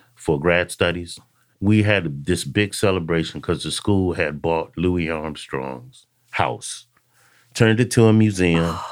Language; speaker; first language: English; native; English